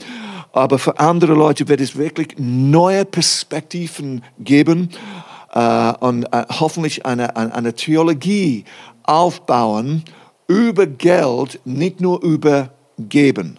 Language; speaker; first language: German; non-native, fluent; English